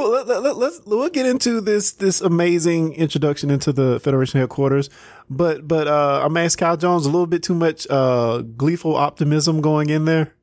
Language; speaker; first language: English; native; English